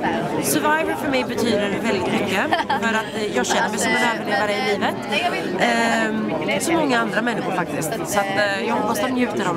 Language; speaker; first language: Swedish; early bilingual, other home language; Greek